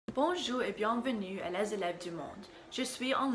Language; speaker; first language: French; non-native, learner; English